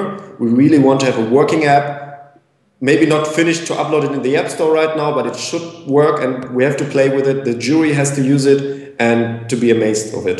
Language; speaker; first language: English; non-native, fluent; German